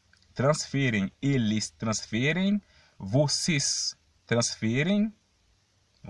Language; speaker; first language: Portuguese; non-native, fluent; Haitian Creole